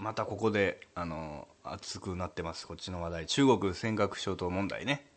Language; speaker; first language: Japanese; native; Japanese